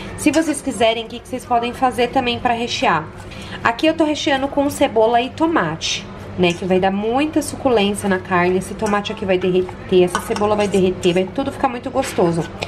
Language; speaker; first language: Portuguese; native; Portuguese